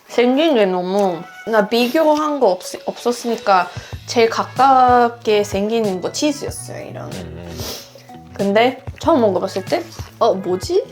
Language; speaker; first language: Korean; non-native, fluent; Swedish